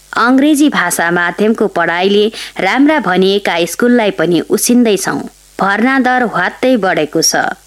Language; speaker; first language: Nepali; native; Nepali